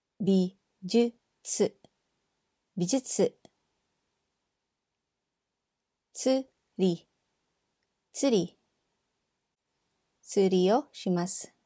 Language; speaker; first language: Japanese; non-native, fluent; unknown